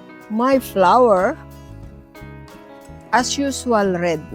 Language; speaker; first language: English; non-native, local second language; Filipino